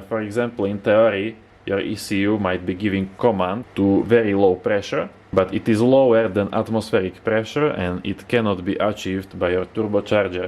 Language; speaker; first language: English; non-native, fluent; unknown